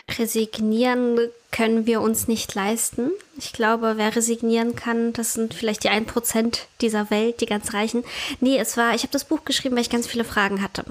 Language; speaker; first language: German; early bilingual, other home language; Russian